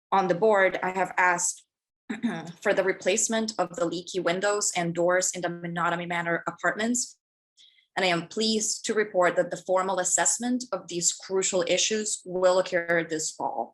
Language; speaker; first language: English; early bilingual, other home language; Spanish